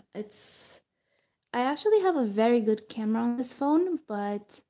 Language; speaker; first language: English; non-native, fluent; Hebrew